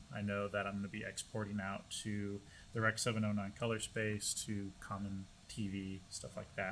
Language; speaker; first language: English; native; English